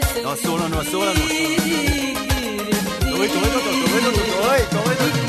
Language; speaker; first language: Hebrew; native; Hebrew